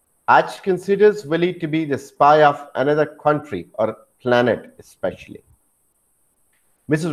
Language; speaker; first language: English; non-native, local second language; Urdu